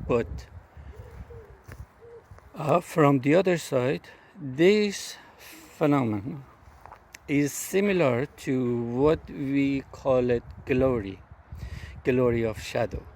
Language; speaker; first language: English; non-native, fluent; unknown